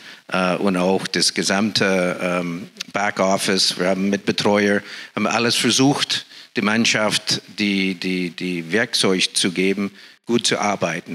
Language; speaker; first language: German; non-native, fluent; English